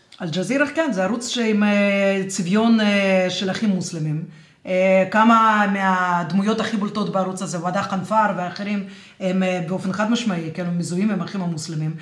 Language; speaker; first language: Hebrew; non-native, fluent; Russian